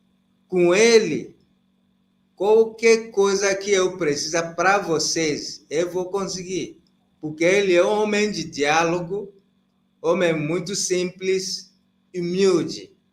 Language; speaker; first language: Portuguese; non-native, fluent; Igbo